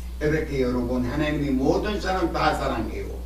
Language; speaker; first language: Korean; non-native, learner; Arabic